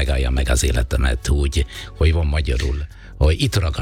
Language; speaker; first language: Hungarian; non-native, fluent; Italian